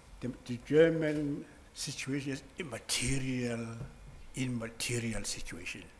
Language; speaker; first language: English; non-native, local second language; Southern Sotho